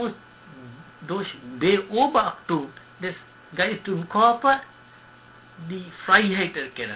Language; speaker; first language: German; non-native, learner; Sinhala